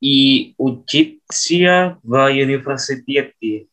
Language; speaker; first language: Russian; non-native, learner; Indonesian